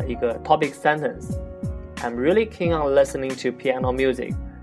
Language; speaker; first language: English; non-native, fluent; Chinese